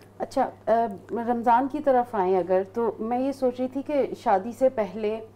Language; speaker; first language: Urdu; native; Urdu